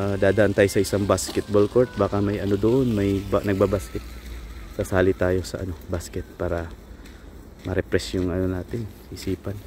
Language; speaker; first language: Filipino; native; Filipino